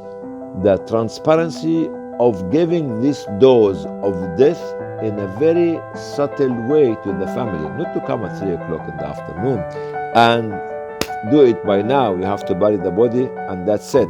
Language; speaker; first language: English; non-native, fluent; Arabic